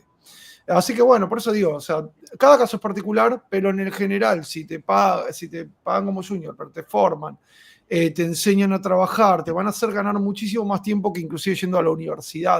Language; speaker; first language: Spanish; native; Spanish